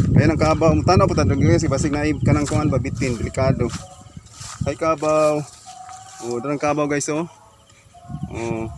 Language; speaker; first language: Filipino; non-native, local second language; Masbatenyo